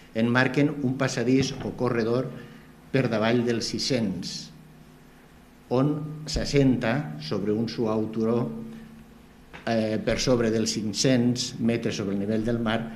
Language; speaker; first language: Catalan; native; Catalan